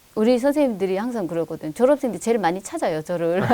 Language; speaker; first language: Korean; non-native, fluent; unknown